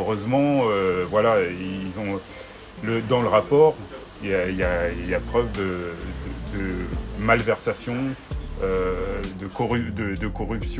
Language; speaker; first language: French; native; French